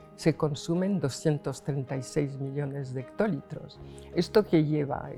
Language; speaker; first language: Spanish; non-native, fluent; French